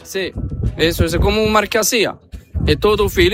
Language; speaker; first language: Spanish; non-native, learner; Arabic